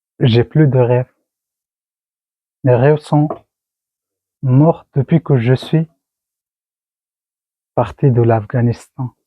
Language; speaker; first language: French; non-native, learner; Persian